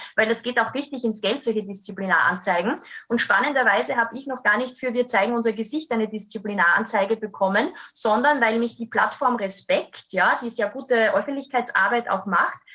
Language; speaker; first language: German; native; German